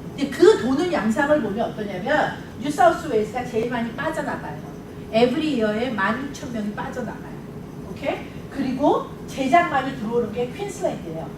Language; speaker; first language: Korean; native; Korean